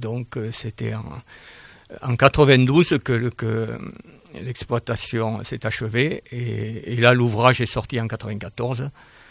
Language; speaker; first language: French; native; French